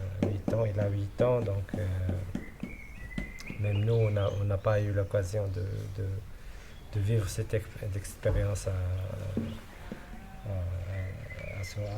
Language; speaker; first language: French; non-native, local second language; Arabic